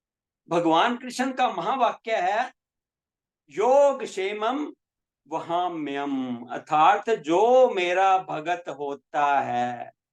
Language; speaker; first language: Hindi; native; Hindi